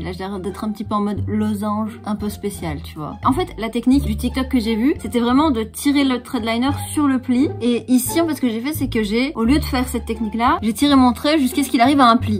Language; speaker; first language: French; native; French